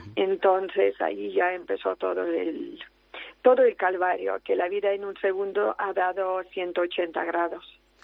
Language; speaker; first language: Spanish; non-native, fluent; Ukrainian